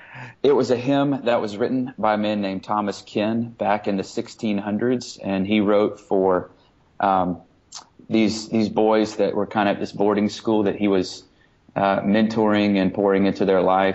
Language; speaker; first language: English; native; English